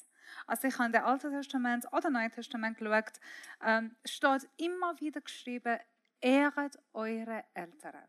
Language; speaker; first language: German; non-native, fluent; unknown